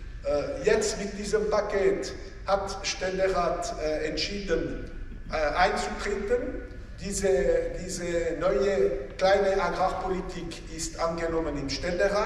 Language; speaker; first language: German; non-native, local second language; French